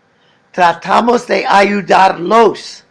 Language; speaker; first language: Spanish; non-native, fluent; English